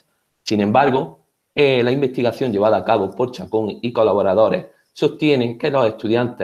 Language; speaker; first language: Spanish; native; Spanish